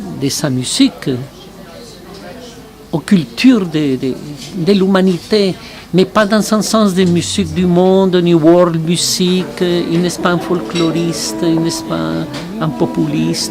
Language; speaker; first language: French; non-native, fluent; Spanish